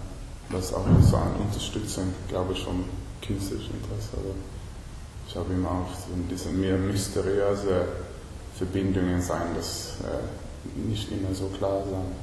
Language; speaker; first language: German; non-native, learner; Swedish